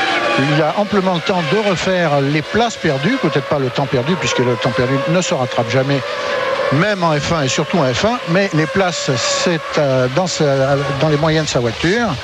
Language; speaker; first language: French; native; French